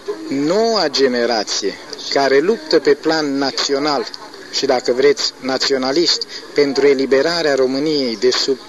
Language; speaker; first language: Romanian; native; Romanian